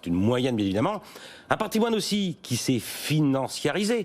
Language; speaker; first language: French; native; French